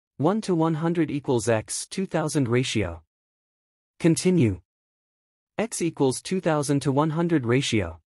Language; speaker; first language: English; non-native, learner; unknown